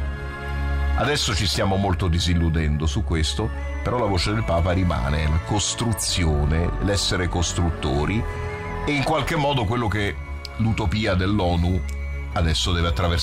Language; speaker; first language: Italian; native; Italian